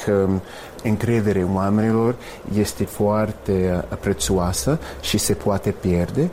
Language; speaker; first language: Romanian; non-native, fluent; English